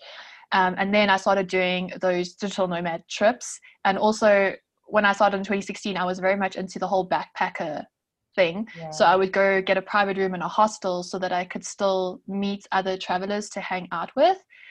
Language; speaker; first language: English; native; English